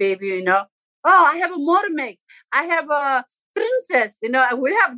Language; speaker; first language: English; non-native, local second language; Sherpa